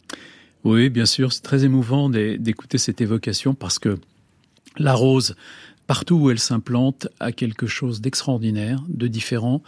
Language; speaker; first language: French; native; French